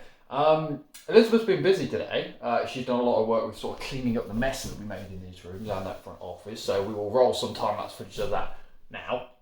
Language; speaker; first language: English; native; English